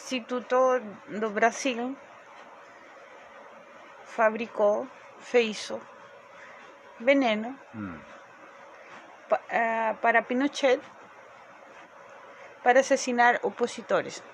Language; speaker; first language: Portuguese; non-native, learner; Spanish